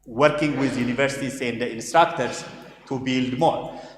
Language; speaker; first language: English; non-native, local second language; Amharic